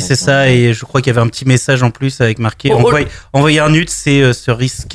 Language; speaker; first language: French; native; French